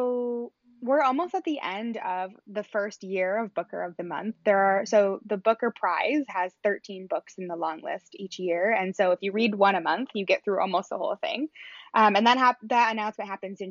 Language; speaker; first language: English; native; English